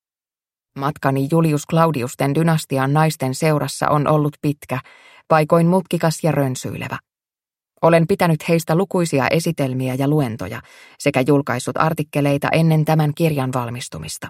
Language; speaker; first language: Finnish; native; Finnish